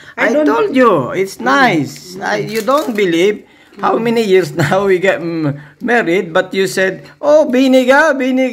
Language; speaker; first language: English; non-native, local second language; Filipino